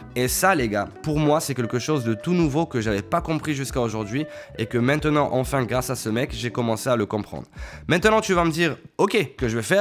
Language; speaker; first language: French; native; French